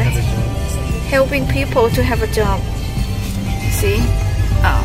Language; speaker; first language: English; non-native, fluent; Filipino